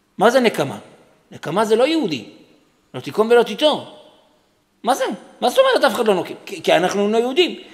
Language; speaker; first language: Hebrew; native; Hebrew